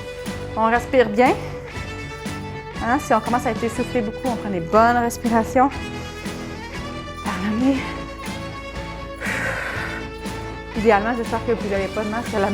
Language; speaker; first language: French; native; French